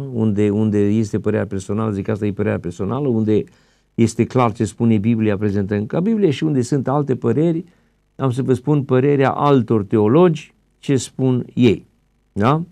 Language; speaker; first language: Romanian; native; Romanian